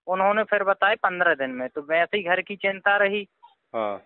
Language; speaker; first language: Hindi; native; Hindi